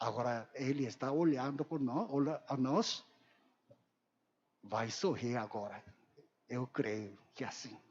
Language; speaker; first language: Portuguese; non-native, learner; Korean